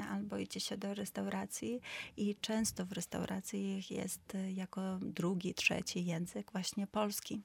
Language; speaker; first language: Polish; non-native, fluent; Ukrainian